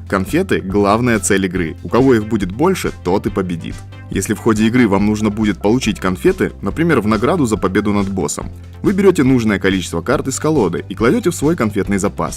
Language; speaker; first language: Russian; native; Russian